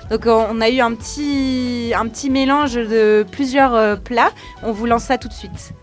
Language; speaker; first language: French; native; French